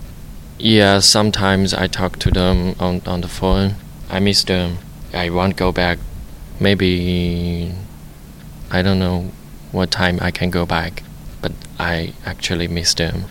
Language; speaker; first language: English; non-native, learner; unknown